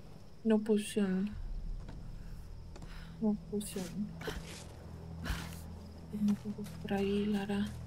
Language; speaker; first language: Spanish; native; Spanish